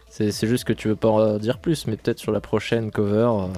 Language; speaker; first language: French; native; French